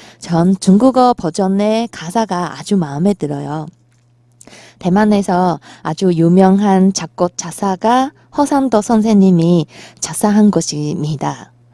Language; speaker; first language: Korean; non-native, fluent; Chinese